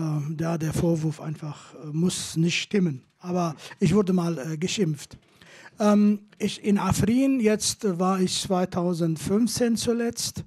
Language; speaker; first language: German; non-native, fluent; Kurdish